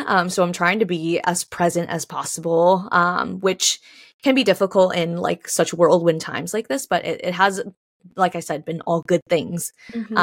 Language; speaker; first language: English; early bilingual, other home language; Chinese